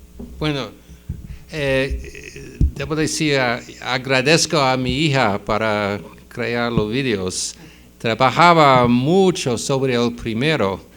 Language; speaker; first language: Spanish; non-native, fluent; English